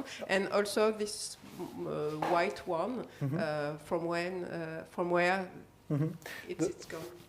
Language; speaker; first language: English; non-native, learner; French